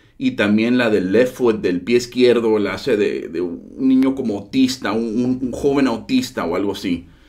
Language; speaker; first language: Spanish; early bilingual, heritage; Spanish